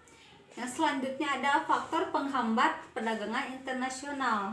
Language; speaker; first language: Indonesian; native; Indonesian